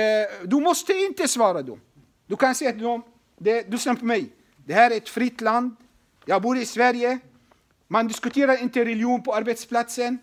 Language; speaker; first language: Swedish; non-native, fluent; Arabic